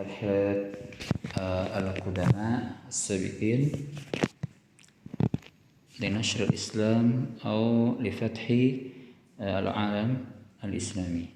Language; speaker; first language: Arabic; non-native, fluent; Indonesian